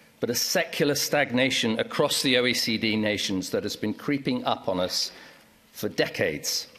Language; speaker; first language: English; native; English